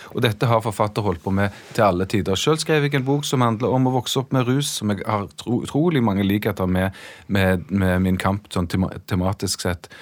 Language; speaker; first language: Norwegian; native; Norwegian